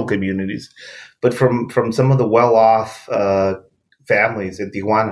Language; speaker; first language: English; non-native, fluent; Spanish